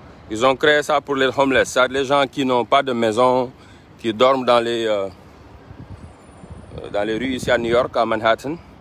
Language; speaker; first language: French; non-native, local second language; Wolof